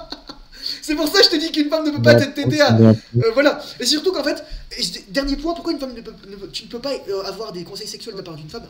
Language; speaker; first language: French; native; French